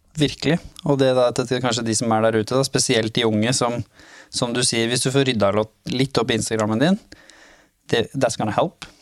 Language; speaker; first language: Norwegian; early bilingual, other home language; Somali